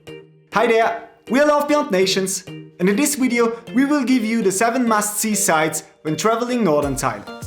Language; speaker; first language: English; non-native, fluent; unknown